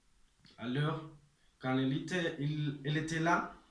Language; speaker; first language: French; non-native, learner; Spanish